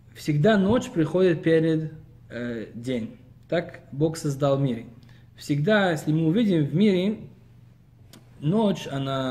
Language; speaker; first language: Russian; early bilingual, heritage; Russian